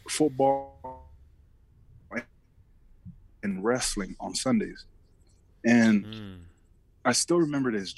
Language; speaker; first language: English; early bilingual, other home language; Samoan